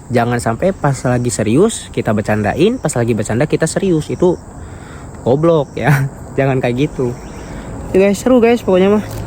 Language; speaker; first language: Indonesian; native; Indonesian